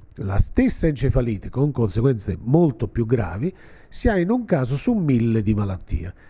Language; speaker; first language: Italian; native; Italian